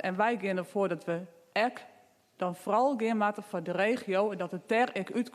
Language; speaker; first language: Dutch; non-native, local second language; Western Frisian